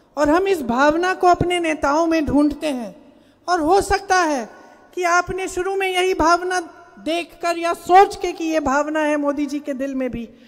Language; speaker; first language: Hindi; native; Hindi